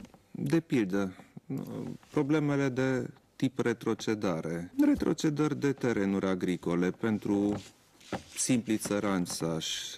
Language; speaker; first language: Romanian; non-native, local second language; German